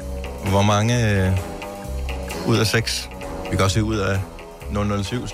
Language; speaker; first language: Danish; native; Danish